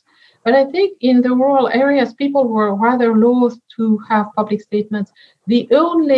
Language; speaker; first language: English; non-native, fluent; French